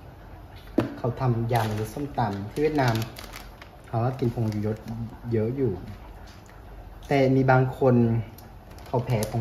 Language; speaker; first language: Thai; non-native, fluent; Vietnamese